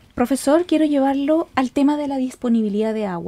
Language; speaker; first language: Spanish; native; Spanish